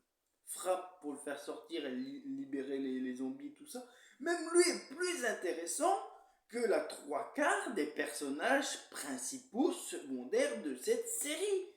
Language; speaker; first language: French; native; French